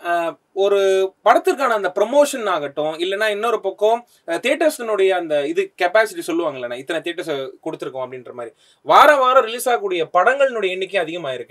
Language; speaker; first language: Tamil; native; Tamil